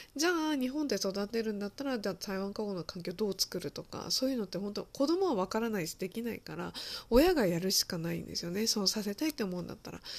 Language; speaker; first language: Japanese; early bilingual, other home language; Chinese